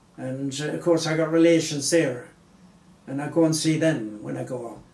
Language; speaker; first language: English; native; English